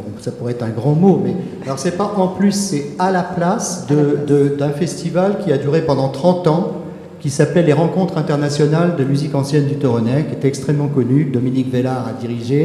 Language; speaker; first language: French; native; French